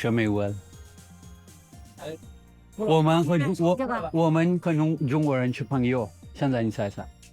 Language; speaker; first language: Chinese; non-native, learner; Urdu